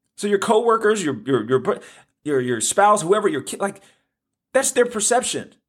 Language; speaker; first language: English; native; English